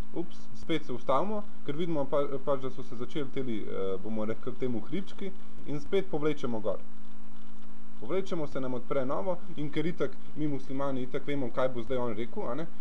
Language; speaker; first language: Slovenian; early bilingual, other home language; Bosnian